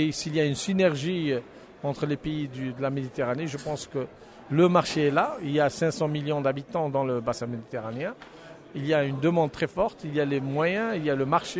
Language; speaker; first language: French; non-native, local second language; Arabic